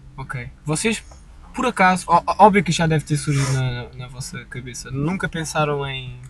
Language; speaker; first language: Portuguese; native; Portuguese